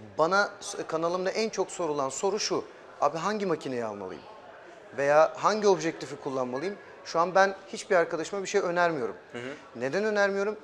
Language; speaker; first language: Turkish; early bilingual, heritage; German